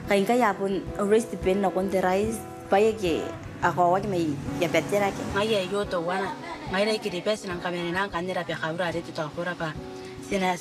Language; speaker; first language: English; non-native, fluent; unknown